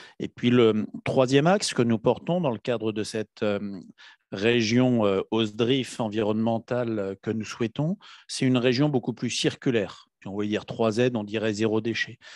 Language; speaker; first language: French; native; French